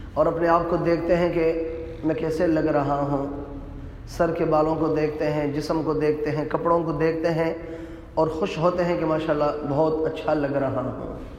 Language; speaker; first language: Urdu; native; Urdu